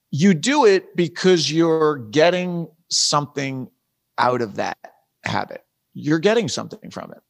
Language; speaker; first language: English; native; English